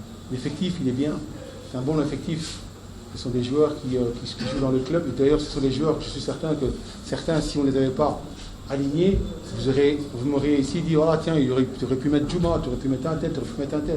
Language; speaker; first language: French; native; French